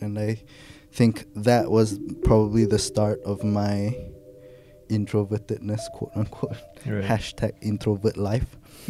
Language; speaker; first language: English; non-native, local second language; Pattani Malay